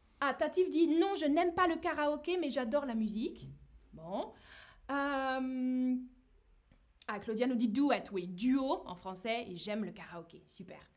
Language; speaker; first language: French; native; French